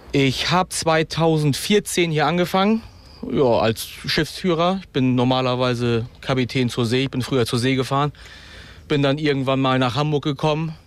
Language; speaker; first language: German; native; German